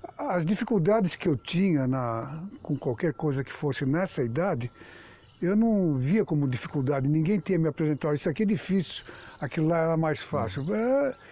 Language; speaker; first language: Portuguese; native; Portuguese